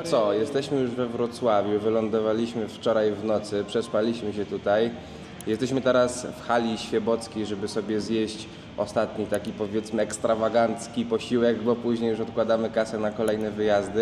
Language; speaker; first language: Polish; native; Polish